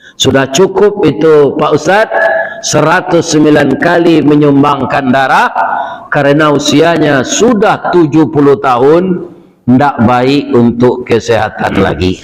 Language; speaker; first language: Malay; non-native, local second language; Minangkabau